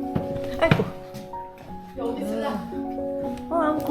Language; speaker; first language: Korean; native; Korean